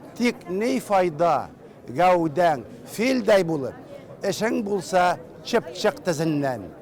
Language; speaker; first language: Tatar; native; Tatar